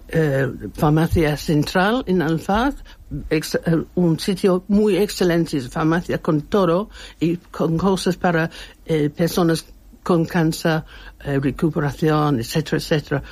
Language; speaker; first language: Spanish; non-native, learner; English